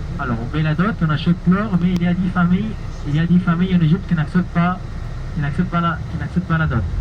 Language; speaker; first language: French; non-native, learner; Arabic